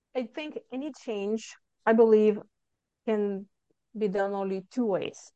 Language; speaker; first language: English; non-native, fluent; Lithuanian